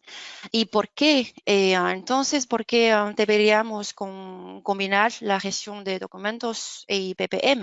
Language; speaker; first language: Spanish; non-native, fluent; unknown